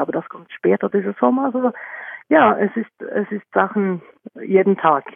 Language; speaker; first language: German; non-native, fluent; Norwegian